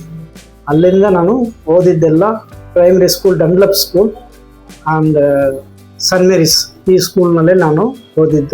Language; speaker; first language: Kannada; non-native, local second language; Tamil